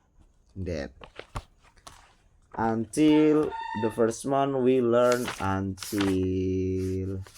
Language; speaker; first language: English; non-native, learner; Indonesian